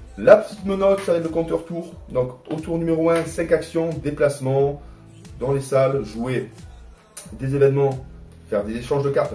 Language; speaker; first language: French; native; French